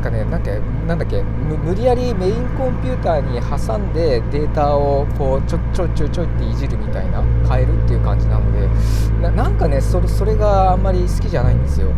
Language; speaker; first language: Japanese; native; Japanese